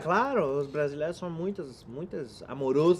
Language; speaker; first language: Portuguese; non-native, learner; Spanish